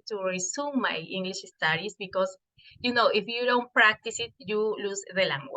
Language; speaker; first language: English; non-native, fluent; Spanish